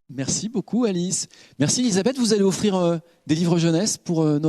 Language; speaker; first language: French; native; French